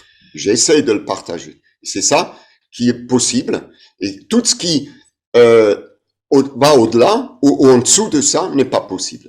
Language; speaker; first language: French; non-native, fluent; German